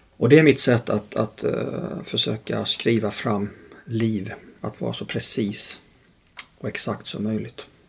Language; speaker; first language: Swedish; native; Swedish